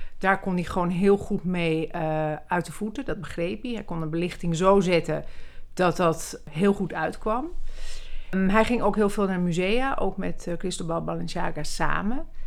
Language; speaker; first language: Dutch; early bilingual, other home language; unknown